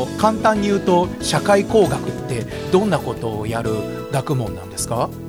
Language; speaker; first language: Japanese; native; Japanese